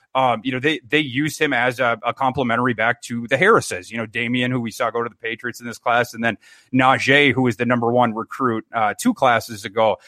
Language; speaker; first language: English; native; English